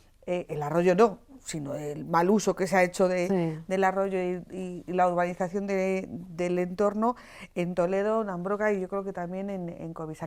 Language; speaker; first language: Spanish; native; Spanish